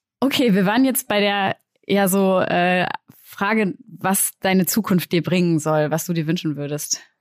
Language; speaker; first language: German; native; German